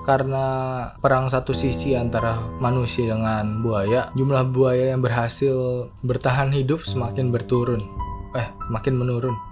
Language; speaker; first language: Indonesian; native; Indonesian